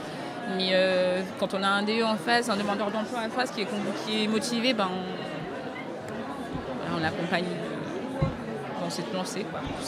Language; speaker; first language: French; native; French